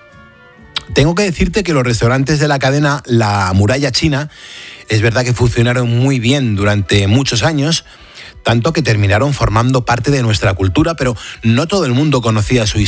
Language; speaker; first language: Spanish; native; Spanish